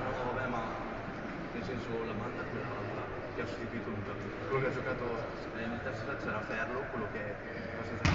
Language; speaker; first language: Italian; native; Italian